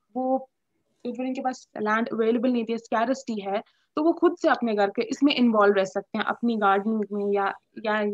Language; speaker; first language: Hindi; native; Hindi